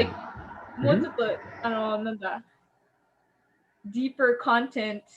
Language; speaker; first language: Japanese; non-native, fluent; English